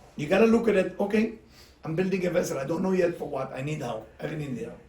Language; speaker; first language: English; non-native, fluent; Hebrew